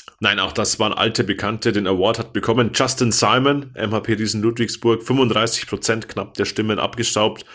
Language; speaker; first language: German; native; German